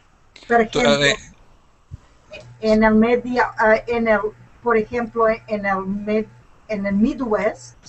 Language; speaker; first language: Spanish; non-native, learner; English